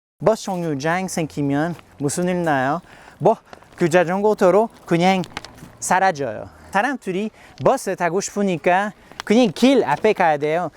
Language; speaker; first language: Korean; non-native, learner; English